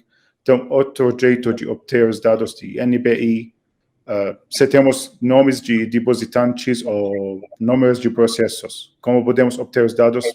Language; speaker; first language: Portuguese; non-native, fluent; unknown